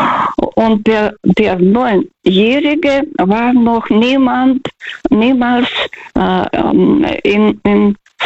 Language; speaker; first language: German; non-native, fluent; Russian